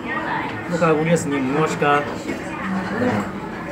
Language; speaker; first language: Russian; non-native, learner; Chinese